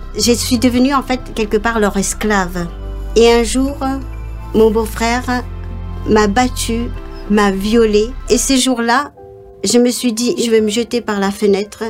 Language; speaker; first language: French; non-native, local second language; Morisyen